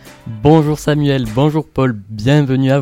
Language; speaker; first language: French; native; French